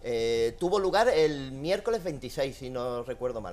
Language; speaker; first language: Spanish; native; Spanish